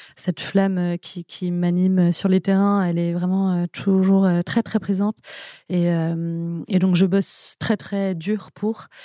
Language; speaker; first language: French; native; French